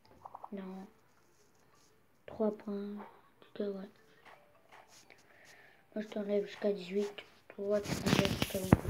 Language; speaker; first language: French; native; French